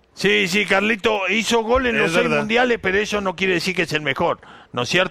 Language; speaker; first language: Spanish; native; Spanish